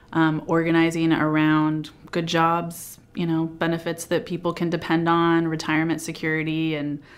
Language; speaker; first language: English; native; English